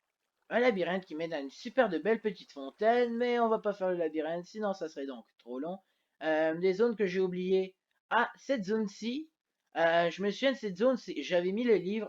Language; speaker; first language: French; native; French